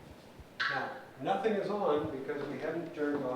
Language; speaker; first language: English; native; English